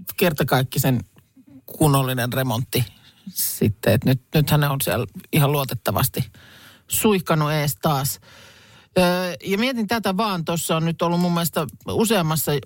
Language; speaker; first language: Finnish; native; Finnish